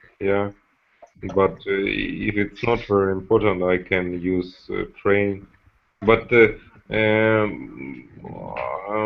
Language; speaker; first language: English; non-native, learner; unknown